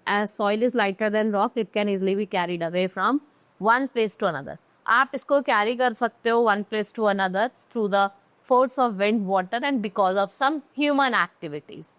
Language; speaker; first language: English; non-native, local second language; Hindi